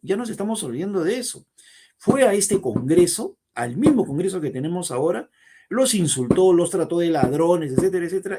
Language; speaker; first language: Spanish; native; Spanish